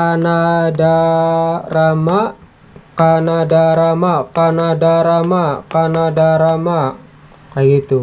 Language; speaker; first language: Indonesian; non-native, local second language; Javanese